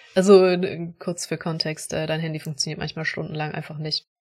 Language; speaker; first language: German; native; German